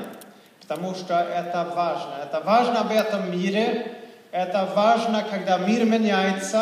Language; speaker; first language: Russian; non-native, fluent; Swedish